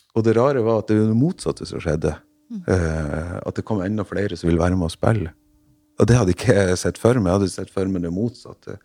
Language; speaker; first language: Norwegian; native; Norwegian